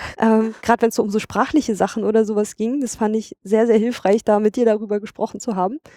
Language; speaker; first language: German; native; German